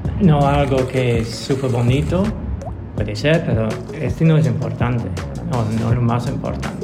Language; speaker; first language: Spanish; non-native, learner; English